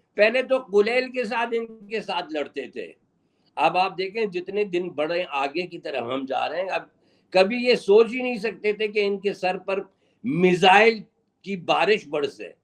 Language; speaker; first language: Urdu; non-native, fluent; Persian